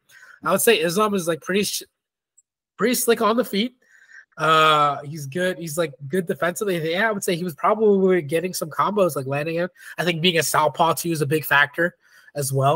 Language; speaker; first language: English; native; English